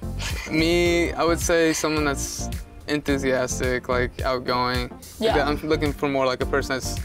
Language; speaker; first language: English; native; English